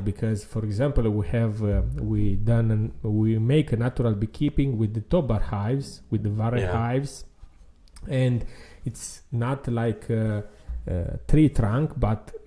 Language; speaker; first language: English; non-native, fluent; Italian